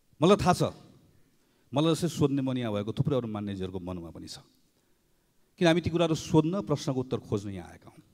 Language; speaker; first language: Nepali; native; Nepali